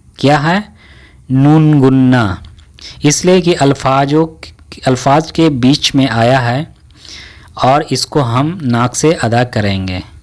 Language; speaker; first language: Urdu; native; Urdu